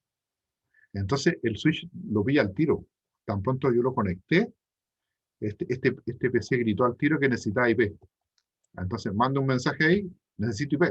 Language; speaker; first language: Spanish; native; Spanish